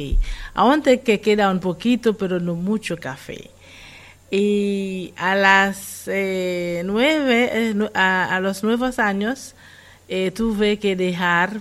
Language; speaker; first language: Spanish; non-native, fluent; Haitian Creole